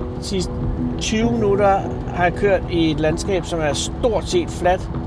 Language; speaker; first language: Danish; native; Danish